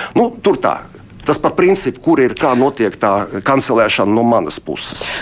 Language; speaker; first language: Latvian; non-native, local second language; Russian